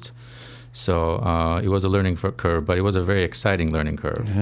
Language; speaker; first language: English; non-native, fluent; Albanian